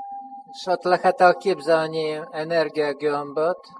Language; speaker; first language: Hungarian; non-native, fluent; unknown